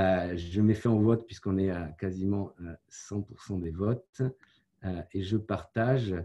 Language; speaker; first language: French; native; French